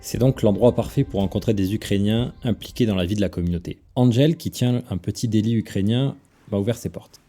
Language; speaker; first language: French; native; French